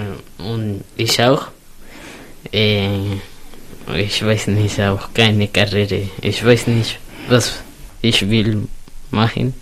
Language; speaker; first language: German; non-native, learner; Spanish